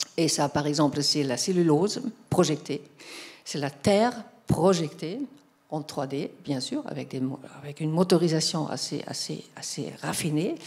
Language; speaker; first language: French; non-native, fluent; German